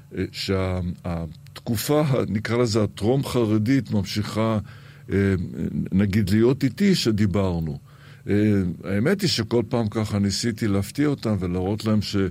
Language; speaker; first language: Hebrew; early bilingual, other home language; Arabic